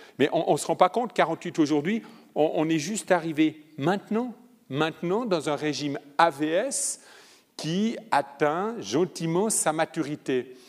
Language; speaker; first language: French; early bilingual, other home language; Italian